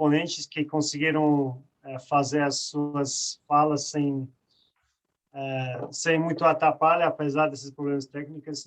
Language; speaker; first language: Portuguese; non-native, fluent; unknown